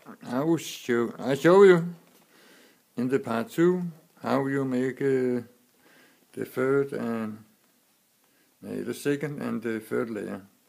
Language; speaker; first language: English; non-native, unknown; Danish